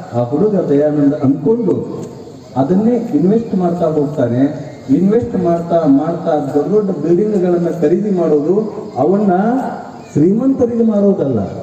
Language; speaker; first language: Kannada; native; Kannada